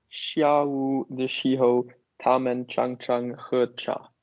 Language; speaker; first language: Chinese; non-native, learner; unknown